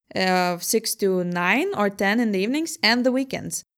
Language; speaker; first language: English; non-native, fluent; Lithuanian